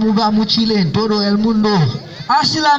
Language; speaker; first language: Spanish; non-native, learner; Haitian Creole